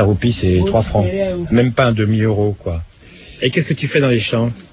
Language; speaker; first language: French; native; French